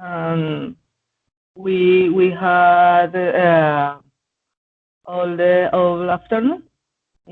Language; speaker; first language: English; non-native, learner; Spanish